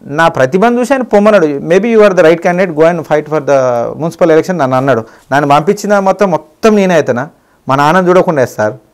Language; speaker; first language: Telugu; native; Telugu